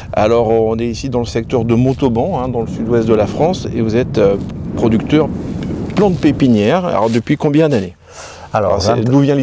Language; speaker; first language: French; native; French